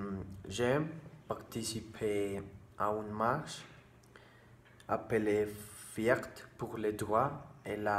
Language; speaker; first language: French; non-native, learner; Spanish